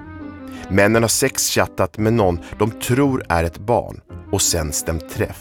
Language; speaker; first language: Swedish; native; Swedish